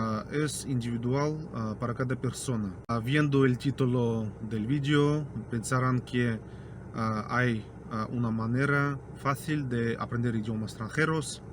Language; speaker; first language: Spanish; non-native, fluent; Russian